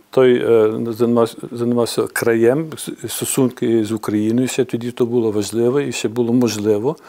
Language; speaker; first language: Ukrainian; early bilingual, heritage; Ukrainian